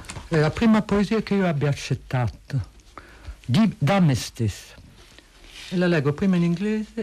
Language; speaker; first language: Italian; early bilingual, heritage; Italian